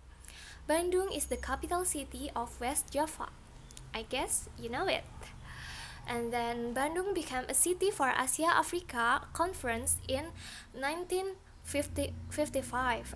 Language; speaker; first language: English; non-native, learner; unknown